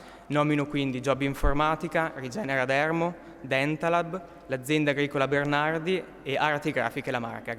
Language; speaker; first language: Italian; native; Italian